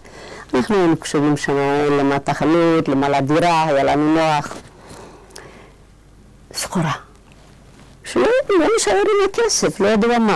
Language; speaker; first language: Hebrew; non-native, fluent; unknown